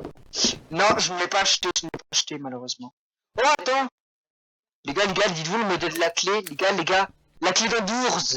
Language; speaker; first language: French; native; French